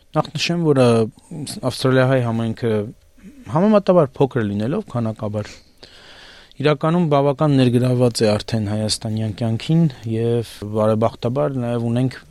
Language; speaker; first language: Armenian; native; Armenian